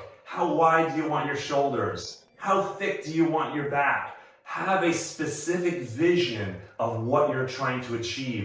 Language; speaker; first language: English; native; English